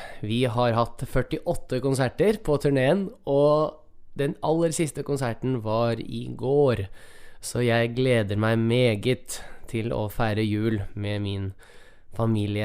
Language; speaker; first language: Norwegian; early bilingual, other home language; Russian